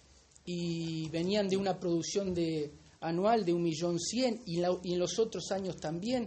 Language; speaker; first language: Spanish; native; Spanish